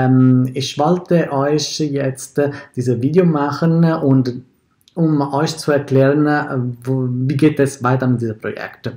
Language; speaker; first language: German; non-native, fluent; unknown